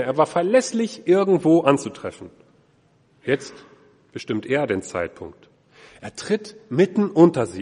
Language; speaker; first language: German; native; German